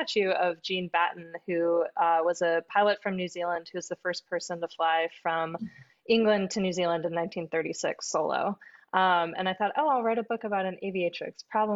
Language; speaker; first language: English; native; English